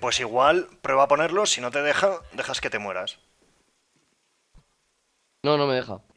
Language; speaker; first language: Spanish; native; Spanish